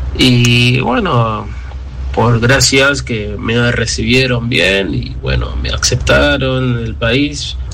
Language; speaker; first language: Spanish; non-native, fluent; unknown